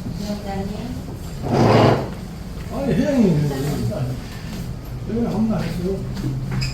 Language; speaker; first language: Korean; native; Korean